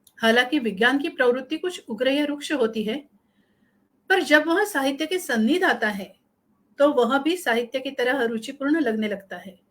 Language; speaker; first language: Hindi; non-native, local second language; Marathi